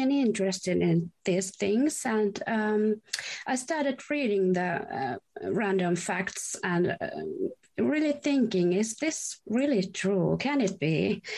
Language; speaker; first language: English; non-native, fluent; Finnish